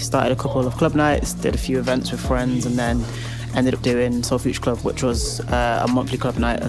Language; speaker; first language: English; native; English